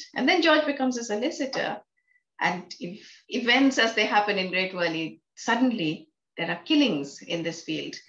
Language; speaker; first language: English; non-native, local second language; Bangla